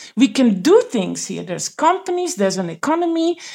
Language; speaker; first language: English; non-native, fluent; Dutch